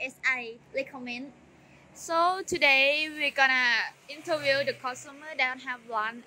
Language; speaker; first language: English; non-native, learner; Thai